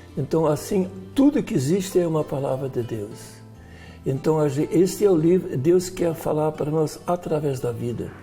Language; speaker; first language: Portuguese; non-native, fluent; Dutch